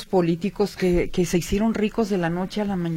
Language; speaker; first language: Spanish; native; Spanish